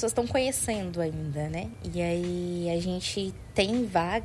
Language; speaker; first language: Portuguese; native; Portuguese